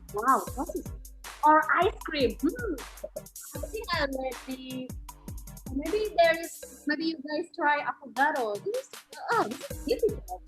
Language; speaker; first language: English; non-native, fluent; Indonesian